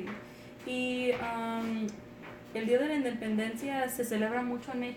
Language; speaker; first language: Spanish; early bilingual, other home language; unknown